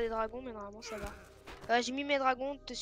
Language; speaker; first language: French; native; French